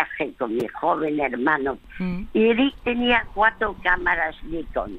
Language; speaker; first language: Spanish; early bilingual, other home language; French